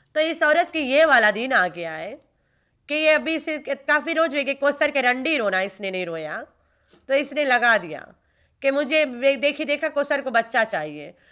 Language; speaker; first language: Urdu; non-native, local second language; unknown